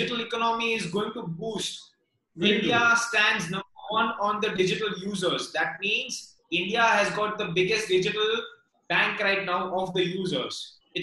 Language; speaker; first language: English; non-native, local second language; Gujarati